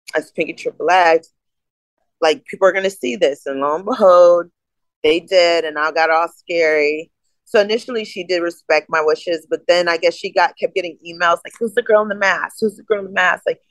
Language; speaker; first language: English; native; English